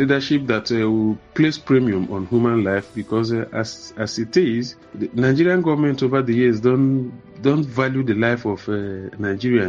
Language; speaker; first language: English; non-native, local second language; Igbo